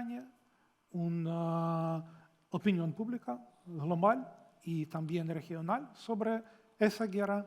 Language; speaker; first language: Spanish; non-native, fluent; Ukrainian